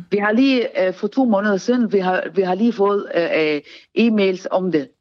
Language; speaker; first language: Danish; non-native, fluent; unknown